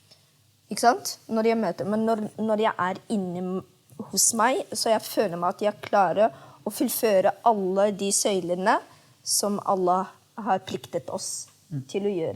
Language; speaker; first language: Norwegian; non-native, fluent; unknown